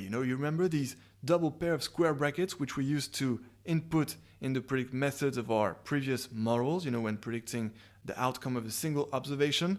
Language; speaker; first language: English; non-native, fluent; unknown